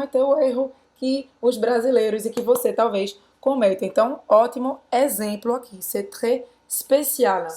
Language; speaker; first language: Portuguese; native; Portuguese